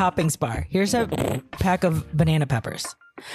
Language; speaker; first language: English; non-native, local second language; Filipino